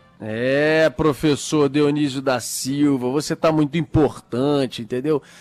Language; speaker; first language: Portuguese; native; Portuguese